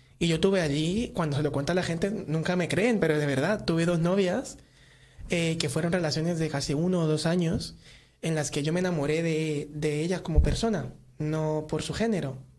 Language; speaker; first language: Spanish; native; Spanish